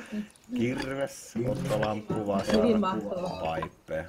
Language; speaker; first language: Finnish; native; Finnish